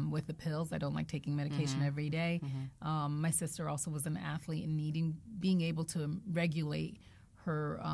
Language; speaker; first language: English; non-native, local second language; Igbo